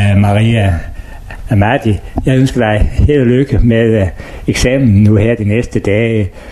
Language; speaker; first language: Danish; native; Danish